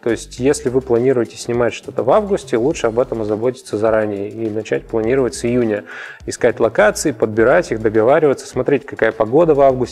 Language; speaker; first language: Russian; native; Russian